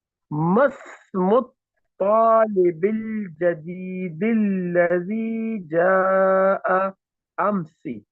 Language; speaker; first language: Arabic; non-native, fluent; Urdu